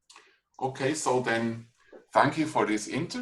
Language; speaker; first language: English; non-native, fluent; German